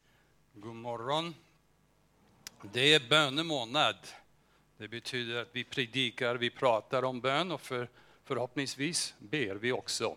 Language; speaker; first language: Swedish; non-native, fluent; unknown